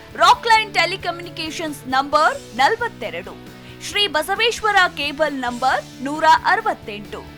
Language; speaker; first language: Kannada; native; Kannada